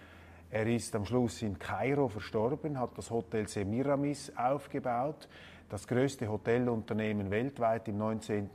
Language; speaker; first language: German; native; German